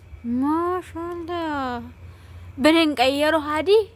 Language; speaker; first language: Arabic; non-native, learner; Amharic